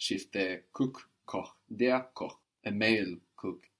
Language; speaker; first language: German; non-native, fluent; English